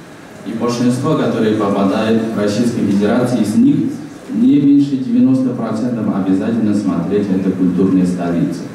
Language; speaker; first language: Russian; non-native, fluent; Chinese